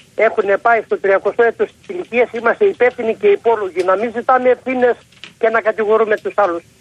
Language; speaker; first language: Greek; native; Greek